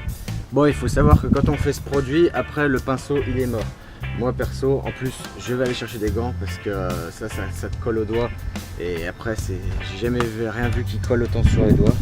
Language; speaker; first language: French; native; French